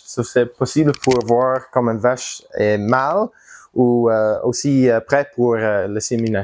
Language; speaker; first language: French; non-native, learner; English